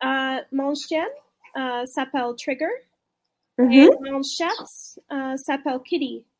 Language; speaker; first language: French; non-native, learner; English